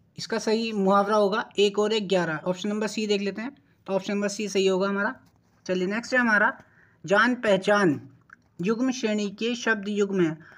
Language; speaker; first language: Hindi; native; Hindi